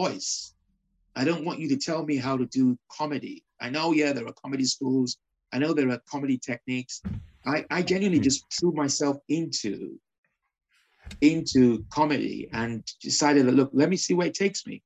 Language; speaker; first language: English; non-native, local second language; Yoruba